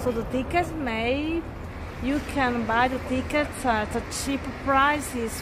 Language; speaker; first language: English; non-native, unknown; Italian